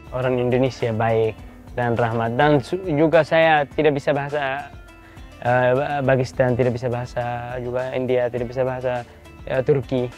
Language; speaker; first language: Indonesian; non-native, learner; Arabic